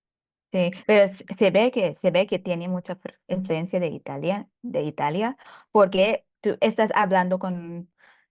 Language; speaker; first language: Spanish; non-native, fluent; Thai